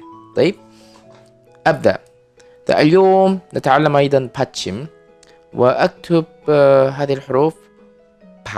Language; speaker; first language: Arabic; non-native, fluent; Korean